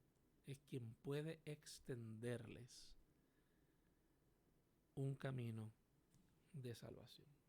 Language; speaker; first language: Spanish; native; Spanish